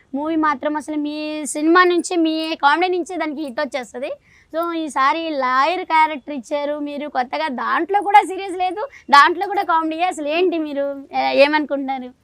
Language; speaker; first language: Telugu; native; Telugu